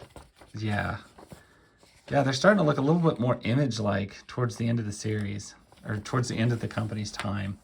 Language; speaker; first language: English; native; English